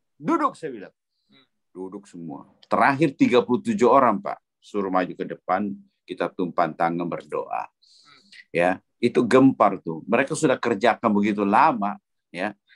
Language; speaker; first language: Indonesian; native; Indonesian